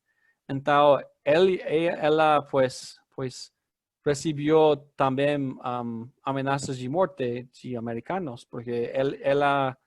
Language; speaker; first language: Portuguese; non-native, learner; English